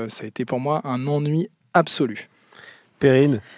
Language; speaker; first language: French; native; French